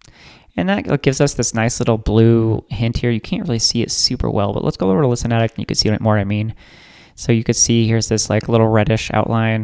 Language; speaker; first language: English; native; English